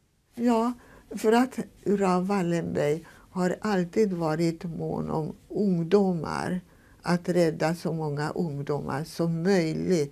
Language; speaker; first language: Swedish; non-native, fluent; Hungarian